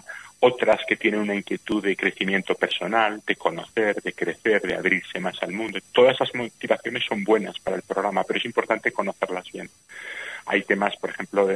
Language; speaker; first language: Spanish; native; Spanish